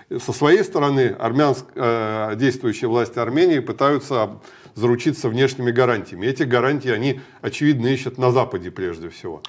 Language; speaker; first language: Russian; native; Russian